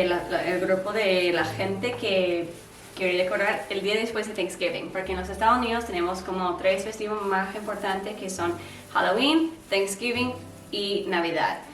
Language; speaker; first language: Spanish; non-native, learner; English